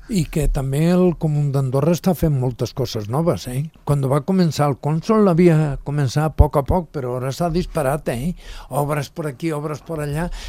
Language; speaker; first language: Catalan; non-native, local second language; Spanish